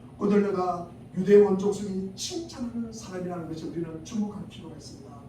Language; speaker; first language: Korean; native; Korean